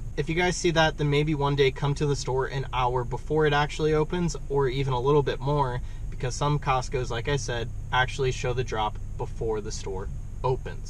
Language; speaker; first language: English; native; English